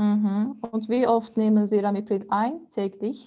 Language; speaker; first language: German; non-native, learner; Turkish